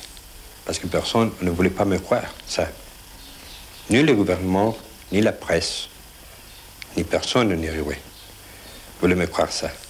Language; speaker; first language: French; non-native, fluent; Spanish